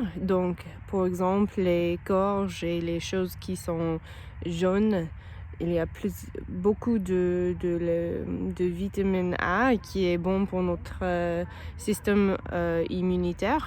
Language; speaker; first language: French; non-native, learner; English